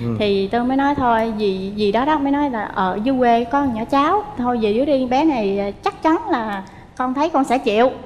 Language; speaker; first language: Vietnamese; native; Vietnamese